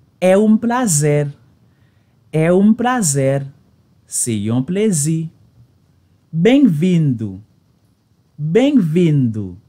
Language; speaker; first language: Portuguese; non-native, learner; Haitian Creole